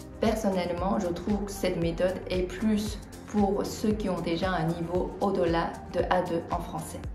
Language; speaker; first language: French; non-native, fluent; Chinese